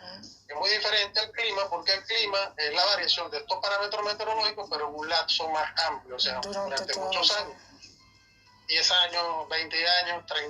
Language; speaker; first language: Spanish; native; Spanish